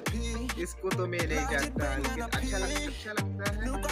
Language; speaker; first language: Hindi; non-native, local second language; Khasi